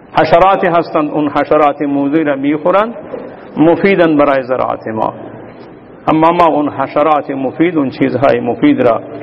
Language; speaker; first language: Persian; non-native, local second language; Baluchi